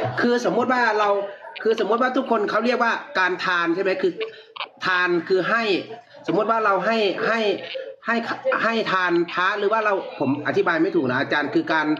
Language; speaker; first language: Thai; native; Thai